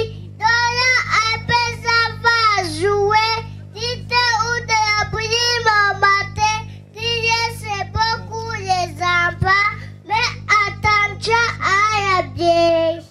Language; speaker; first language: French; non-native, learner; Kinyarwanda